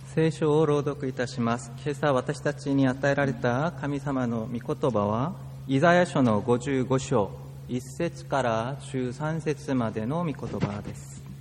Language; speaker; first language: Japanese; non-native, fluent; Korean